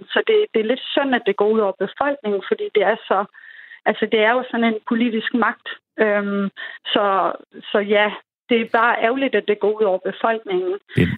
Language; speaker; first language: Danish; early bilingual, other home language; Persian